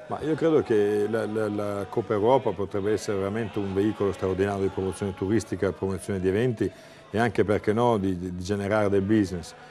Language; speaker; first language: Italian; native; Italian